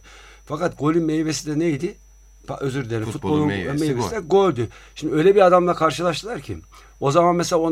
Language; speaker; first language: Turkish; native; Turkish